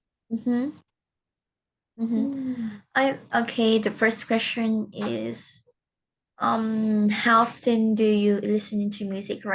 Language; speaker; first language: English; non-native, learner; Vietnamese